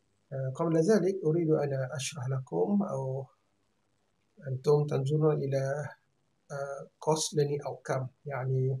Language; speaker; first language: Arabic; non-native, fluent; Malay